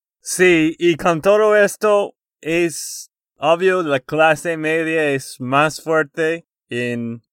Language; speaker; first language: Spanish; non-native, fluent; English